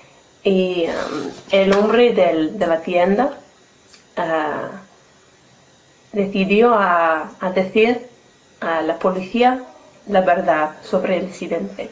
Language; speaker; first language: Spanish; non-native, learner; English